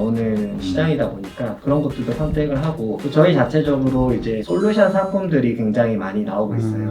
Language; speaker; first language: Korean; native; Korean